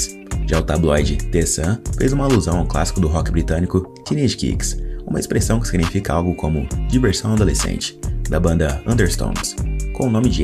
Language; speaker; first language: Portuguese; native; Portuguese